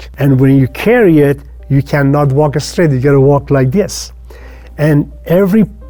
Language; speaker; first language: English; non-native, fluent; Persian